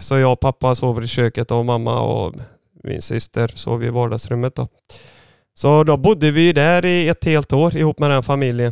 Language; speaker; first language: Swedish; early bilingual, other home language; Bosnian